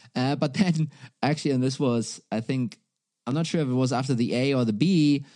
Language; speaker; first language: English; non-native, fluent; German